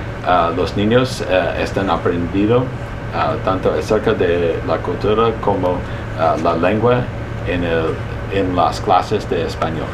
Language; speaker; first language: Spanish; early bilingual, heritage; Spanish